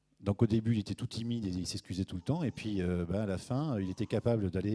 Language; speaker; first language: French; native; French